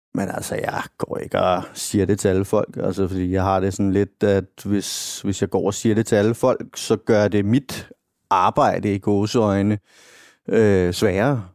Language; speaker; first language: Danish; native; Danish